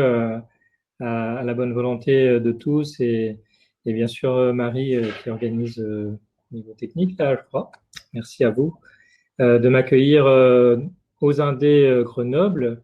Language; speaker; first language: French; native; French